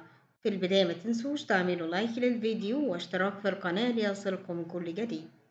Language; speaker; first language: Arabic; native; Arabic